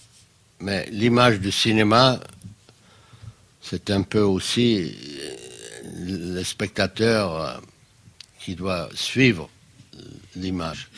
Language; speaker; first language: French; non-native, fluent; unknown